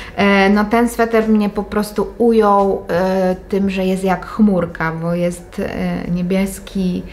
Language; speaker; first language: Polish; native; Polish